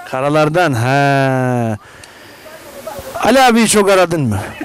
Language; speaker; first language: Turkish; native; Turkish